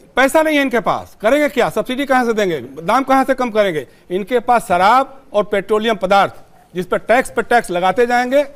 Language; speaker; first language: Hindi; native; Hindi